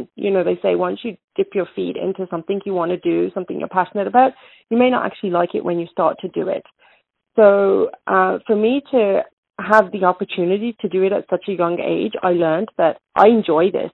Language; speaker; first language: English; native; English